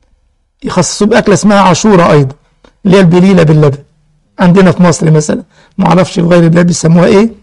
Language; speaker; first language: Arabic; native; Arabic